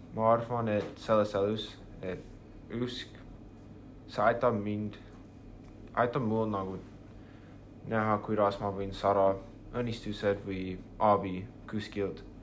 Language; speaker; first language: Estonian; non-native, learner; English